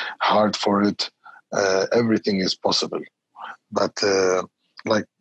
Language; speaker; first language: English; non-native, fluent; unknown